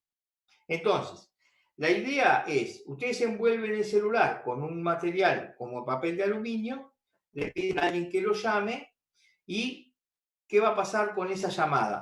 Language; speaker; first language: Spanish; native; Spanish